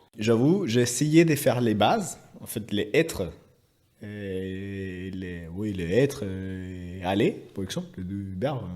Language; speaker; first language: French; non-native, fluent; Spanish